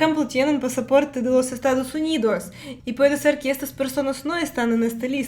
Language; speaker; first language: Spanish; non-native, fluent; Russian